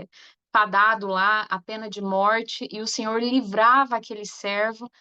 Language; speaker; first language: Portuguese; native; Portuguese